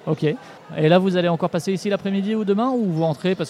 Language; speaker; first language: French; native; French